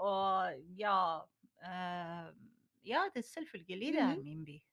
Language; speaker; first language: Norwegian; non-native, learner; Persian